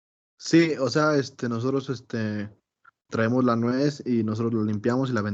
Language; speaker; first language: Spanish; native; Spanish